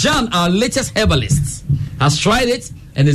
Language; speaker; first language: English; non-native, local second language; Akan